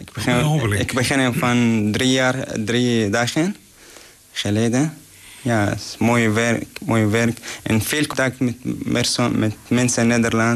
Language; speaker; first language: Dutch; non-native, learner; Arabic